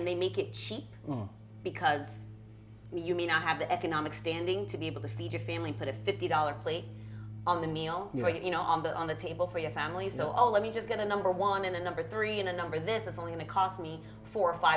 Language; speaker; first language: English; early bilingual, other home language; Russian